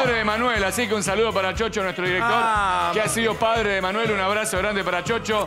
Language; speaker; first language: Spanish; native; Spanish